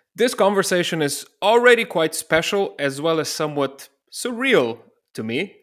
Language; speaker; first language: English; non-native, fluent; Slovenian